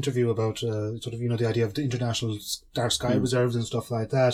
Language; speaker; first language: English; native; English